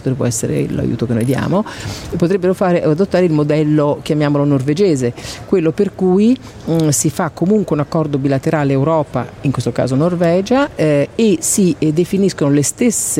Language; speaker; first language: Italian; native; Italian